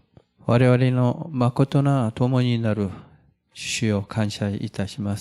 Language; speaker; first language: Japanese; non-native, fluent; Korean